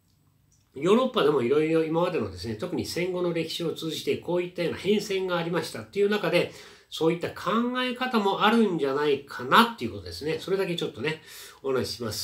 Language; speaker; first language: Japanese; native; Japanese